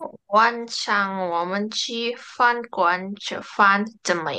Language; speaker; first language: Chinese; non-native, learner; Indonesian